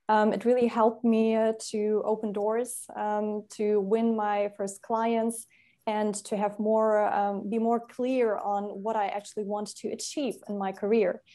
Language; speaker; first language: English; non-native, fluent; German